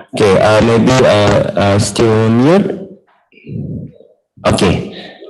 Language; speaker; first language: English; non-native, learner; Indonesian